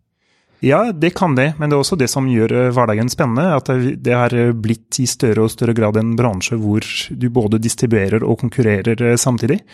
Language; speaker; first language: Norwegian; non-native, fluent; French